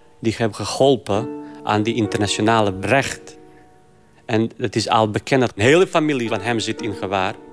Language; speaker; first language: Dutch; non-native, fluent; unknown